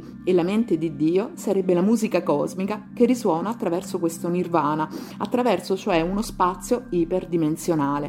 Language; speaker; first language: Italian; native; Italian